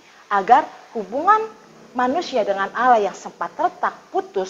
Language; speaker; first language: Indonesian; native; Indonesian